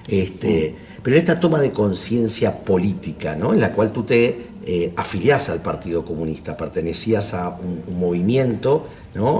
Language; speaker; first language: Spanish; native; Spanish